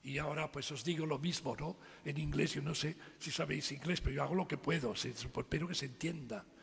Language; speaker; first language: Spanish; non-native, local second language; Catalan